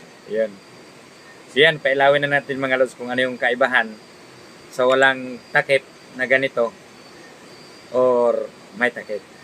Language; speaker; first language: Filipino; non-native, local second language; Cebuano